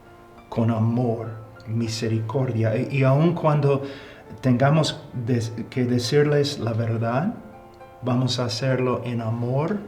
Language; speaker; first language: Spanish; non-native, fluent; English